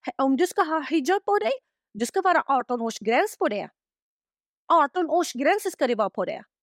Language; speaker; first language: Swedish; non-native, fluent; Arabic